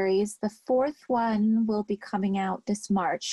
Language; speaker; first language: English; native; English